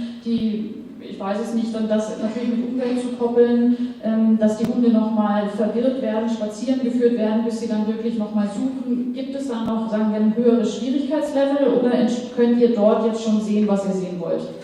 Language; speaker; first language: German; native; German